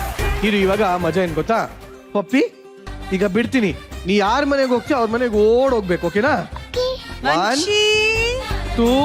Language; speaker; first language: Kannada; native; Kannada